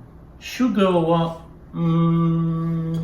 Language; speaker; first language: English; non-native, learner; Russian